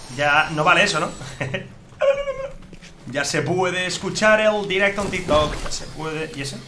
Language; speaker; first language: Spanish; native; Spanish